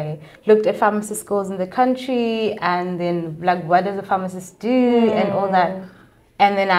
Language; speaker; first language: English; non-native, local second language; Xhosa